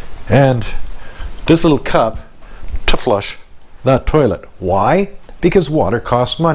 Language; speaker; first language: English; native; English